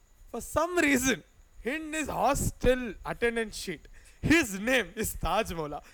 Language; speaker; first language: English; non-native, local second language; Tamil